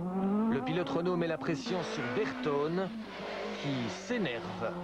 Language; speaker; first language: French; native; French